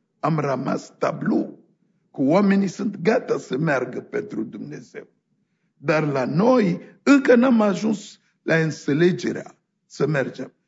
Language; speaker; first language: Romanian; non-native, fluent; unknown